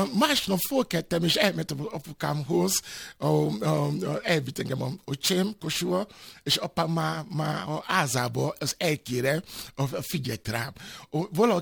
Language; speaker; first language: Hungarian; non-native, fluent; Yoruba